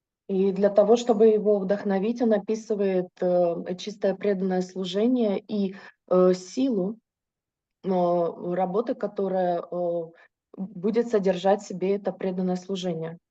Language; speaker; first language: Russian; native; Russian